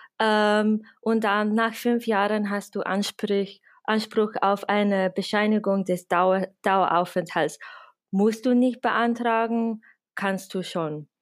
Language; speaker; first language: German; non-native, fluent; English